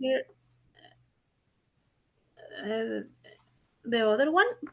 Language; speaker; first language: English; non-native, learner; Spanish